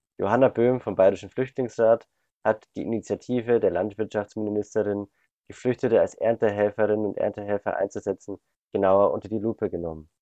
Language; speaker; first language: German; native; German